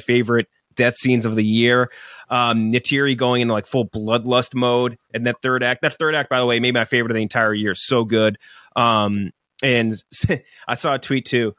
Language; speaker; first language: English; native; English